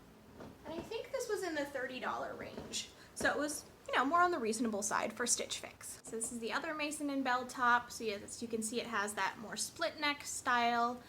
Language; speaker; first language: English; native; English